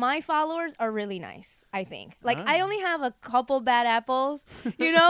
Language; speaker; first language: English; early bilingual, other home language; Korean